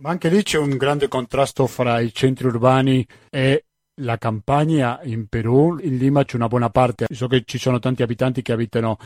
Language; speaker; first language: Italian; non-native, fluent; Spanish